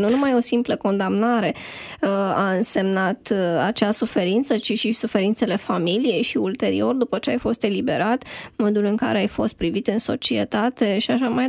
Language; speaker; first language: Romanian; native; Romanian